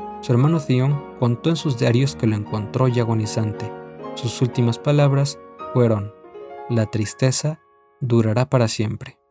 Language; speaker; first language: Spanish; native; Spanish